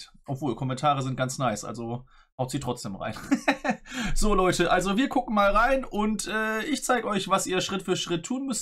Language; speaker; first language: German; native; German